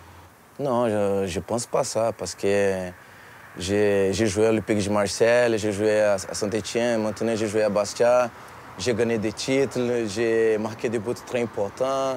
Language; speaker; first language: French; non-native, learner; Portuguese